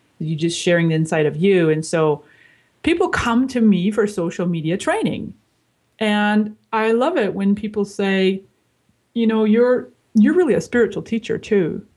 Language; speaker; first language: English; native; English